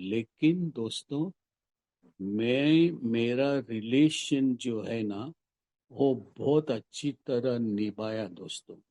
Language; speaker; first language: Hindi; non-native, local second language; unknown